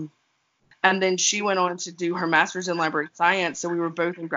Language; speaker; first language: English; native; English